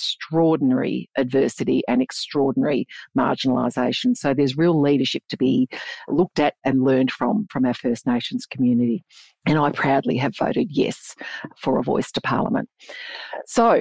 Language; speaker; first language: English; native; English